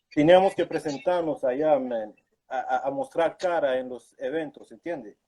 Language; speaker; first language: Spanish; early bilingual, heritage; Spanish